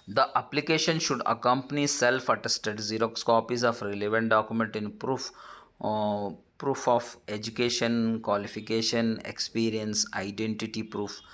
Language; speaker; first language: English; non-native, local second language; Kannada